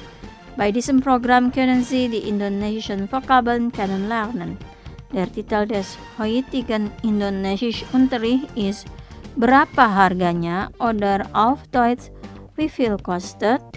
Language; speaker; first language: German; non-native, fluent; Indonesian